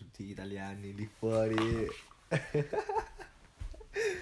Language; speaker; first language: English; non-native, fluent; Italian